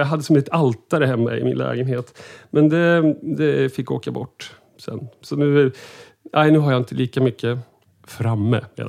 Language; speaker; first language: Swedish; native; Swedish